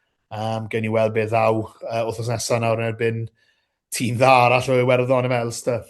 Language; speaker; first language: Welsh; native; Welsh